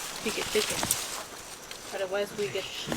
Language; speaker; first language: English; non-native, fluent; Italian